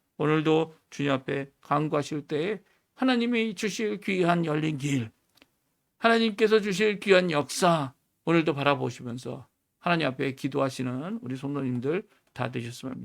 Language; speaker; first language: Korean; native; Korean